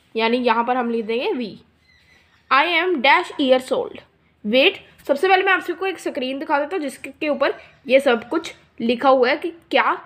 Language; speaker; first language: Hindi; non-native, local second language; Punjabi